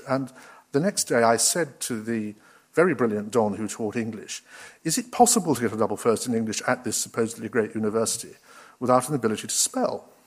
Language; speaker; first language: English; native; English